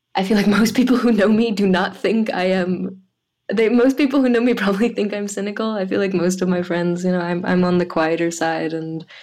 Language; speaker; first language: English; early bilingual, other home language; French